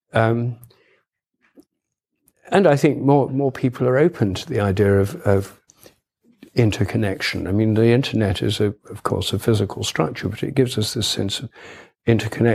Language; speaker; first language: English; native; English